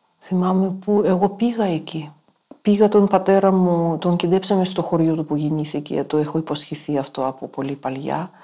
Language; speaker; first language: Greek; non-native, fluent; Russian